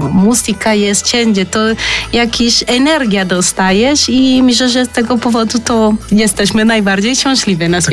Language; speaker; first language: Polish; non-native, learner; Spanish